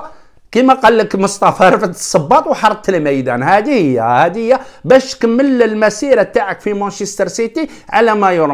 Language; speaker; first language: Arabic; native; Arabic